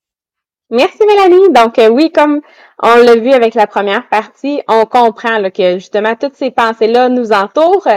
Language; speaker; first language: French; native; French